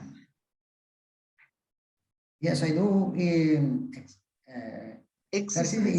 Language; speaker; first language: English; non-native, learner; Spanish